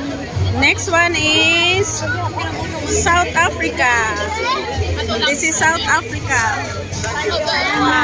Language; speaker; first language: English; non-native, local second language; Filipino